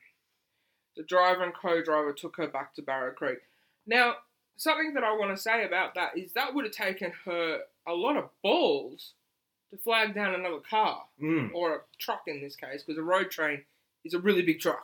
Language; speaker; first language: English; native; English